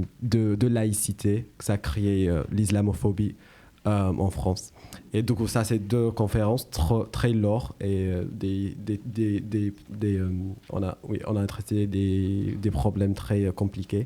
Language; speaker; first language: French; non-native, learner; English